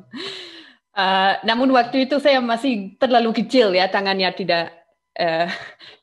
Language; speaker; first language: Indonesian; non-native, fluent; German